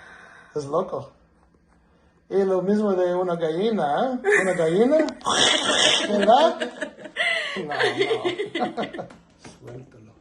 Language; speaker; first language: Spanish; non-native, learner; English